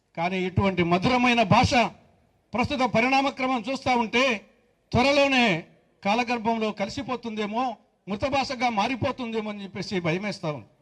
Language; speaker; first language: Telugu; native; Telugu